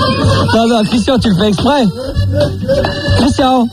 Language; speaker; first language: French; native; French